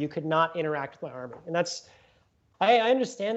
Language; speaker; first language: English; native; English